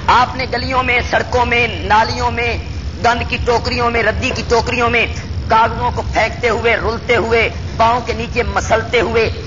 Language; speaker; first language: Urdu; non-native, local second language; Punjabi